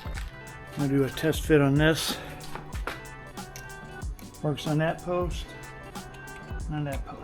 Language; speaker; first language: English; native; English